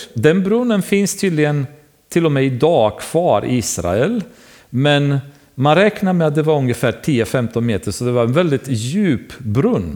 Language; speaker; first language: Swedish; non-native, fluent; Romanian